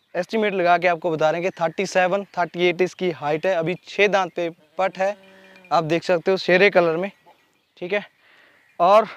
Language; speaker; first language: Hindi; non-native, local second language; Punjabi